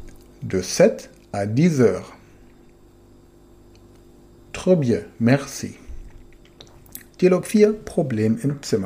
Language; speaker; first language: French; non-native, fluent; German